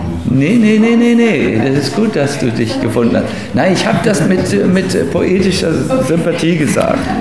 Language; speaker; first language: German; native; German